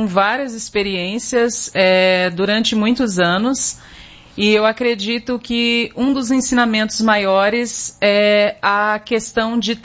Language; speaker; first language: Portuguese; native; Portuguese